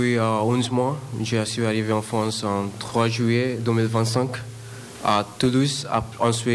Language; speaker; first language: French; non-native, learner; Bangla